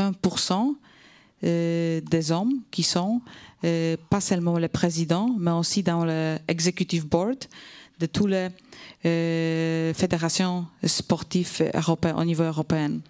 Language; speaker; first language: French; non-native, fluent; Polish